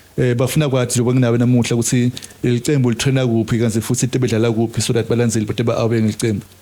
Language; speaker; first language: Zulu; non-native, local second language; Swati